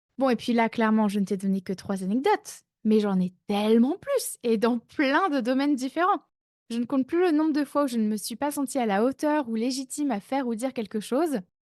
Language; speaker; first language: French; native; French